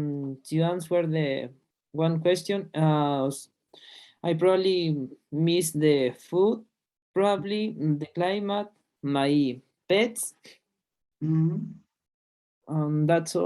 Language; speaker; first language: English; non-native, learner; Spanish